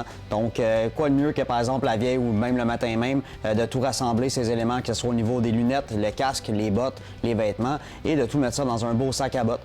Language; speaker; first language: French; native; French